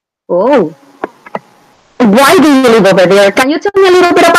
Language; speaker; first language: English; non-native, fluent; Spanish